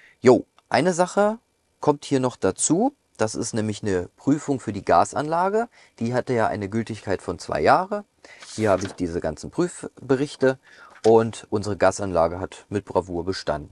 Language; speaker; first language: German; native; German